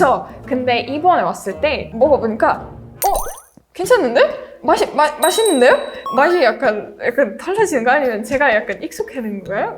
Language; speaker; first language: Korean; non-native, learner; Estonian